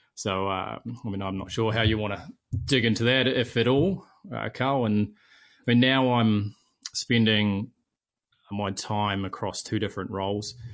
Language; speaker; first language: English; native; English